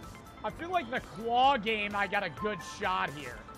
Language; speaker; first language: English; native; English